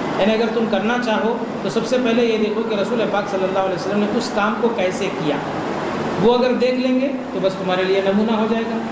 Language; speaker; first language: Urdu; native; Urdu